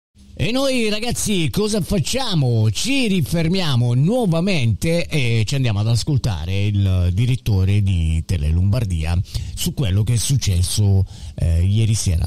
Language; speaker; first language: Italian; native; Italian